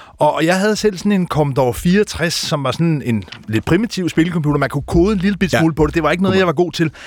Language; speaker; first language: Danish; native; Danish